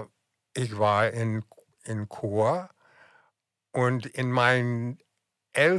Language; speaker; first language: German; non-native, fluent; English